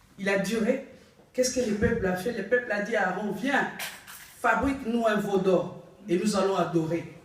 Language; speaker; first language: French; non-native, local second language; Lingala